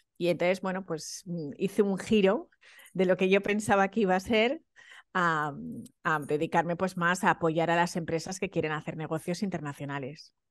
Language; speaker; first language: Spanish; early bilingual, other home language; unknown